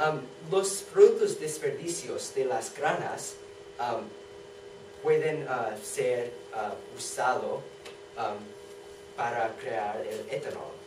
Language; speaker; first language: Spanish; non-native, learner; English